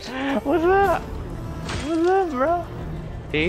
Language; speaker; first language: English; native; English